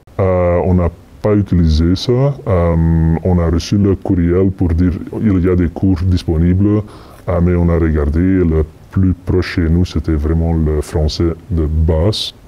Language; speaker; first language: French; non-native, fluent; English